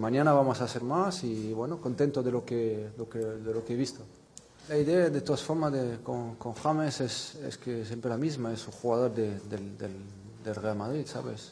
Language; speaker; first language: Spanish; non-native, fluent; French